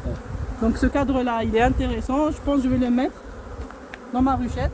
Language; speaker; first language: French; non-native, local second language; Arabic